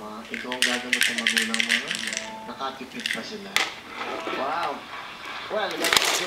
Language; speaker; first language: Filipino; native; Filipino